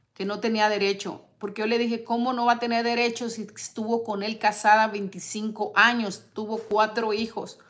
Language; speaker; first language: Spanish; native; Spanish